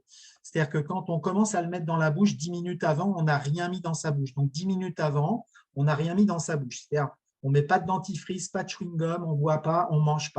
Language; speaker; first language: French; native; French